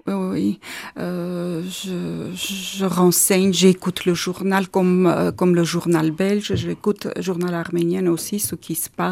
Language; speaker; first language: French; non-native, learner; Armenian